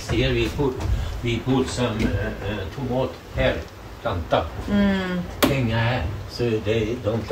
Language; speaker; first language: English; non-native, learner; Swedish